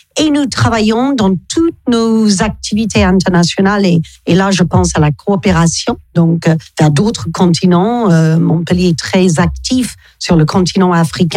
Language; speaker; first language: French; non-native, fluent; English